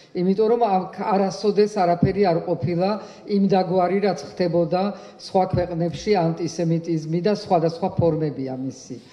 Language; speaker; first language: Georgian; early bilingual, heritage; Georgian